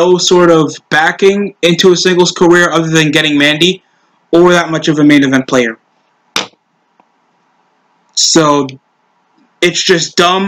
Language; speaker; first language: English; native; English